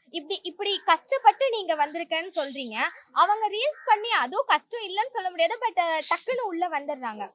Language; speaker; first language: Tamil; native; Tamil